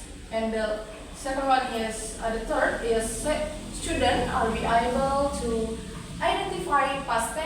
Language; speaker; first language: English; non-native, learner; Indonesian